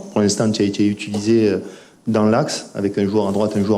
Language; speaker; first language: French; native; French